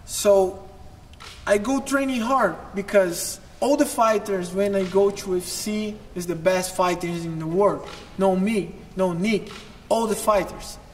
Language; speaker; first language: English; non-native, learner; Portuguese